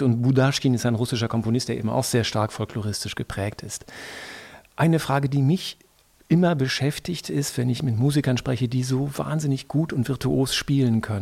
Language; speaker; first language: German; native; German